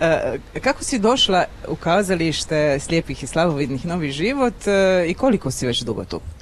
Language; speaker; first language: Croatian; native; Croatian